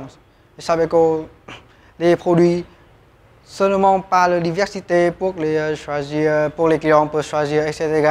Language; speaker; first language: French; non-native, learner; Vietnamese